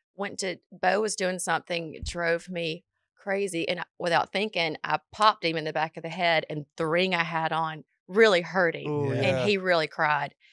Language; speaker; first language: English; native; English